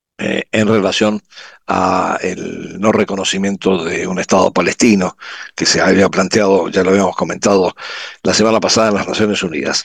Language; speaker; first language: Spanish; native; Spanish